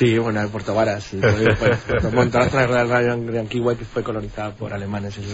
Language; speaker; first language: Spanish; native; Spanish